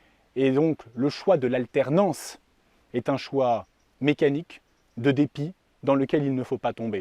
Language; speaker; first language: French; native; French